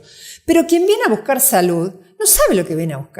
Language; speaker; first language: Spanish; native; Spanish